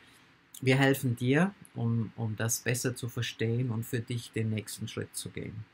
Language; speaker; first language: German; non-native, fluent; English